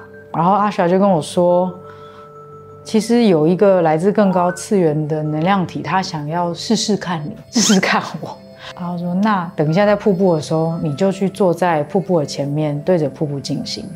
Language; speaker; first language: Chinese; native; Chinese